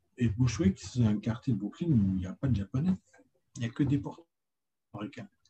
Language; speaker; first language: French; native; French